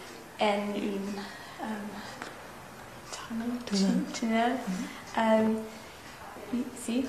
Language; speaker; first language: Spanish; non-native, learner; English